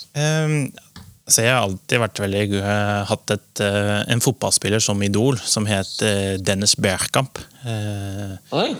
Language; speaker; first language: Norwegian; non-native, fluent; Dutch